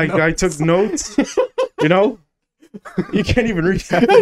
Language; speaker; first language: English; native; English